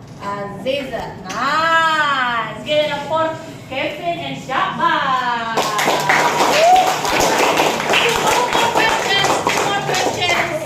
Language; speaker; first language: English; non-native, learner; Indonesian